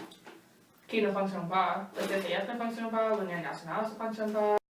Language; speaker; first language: French; non-native, learner; English